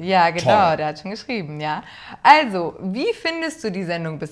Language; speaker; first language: German; native; German